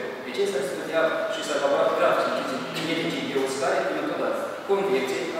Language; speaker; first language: Romanian; native; Romanian